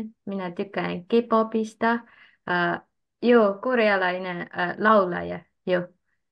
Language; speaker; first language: Finnish; non-native, learner; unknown